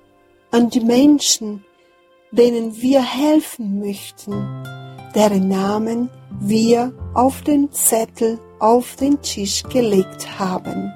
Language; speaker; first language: German; non-native, fluent; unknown